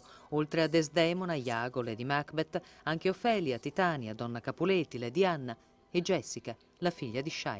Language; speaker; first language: Italian; native; Italian